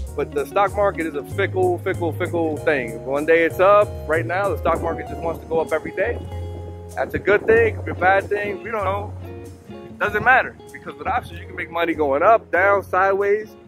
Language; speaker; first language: English; native; English